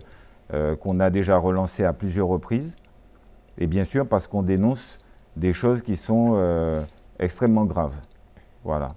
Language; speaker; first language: French; native; French